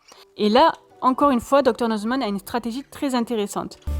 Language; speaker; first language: French; native; French